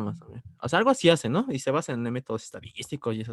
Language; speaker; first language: Spanish; native; Spanish